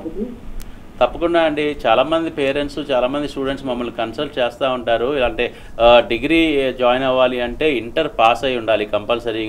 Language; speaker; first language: Telugu; native; Telugu